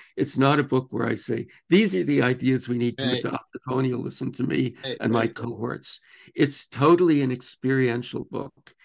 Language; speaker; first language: English; native; English